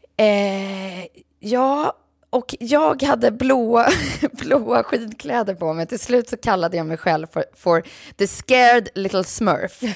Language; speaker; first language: Swedish; native; Swedish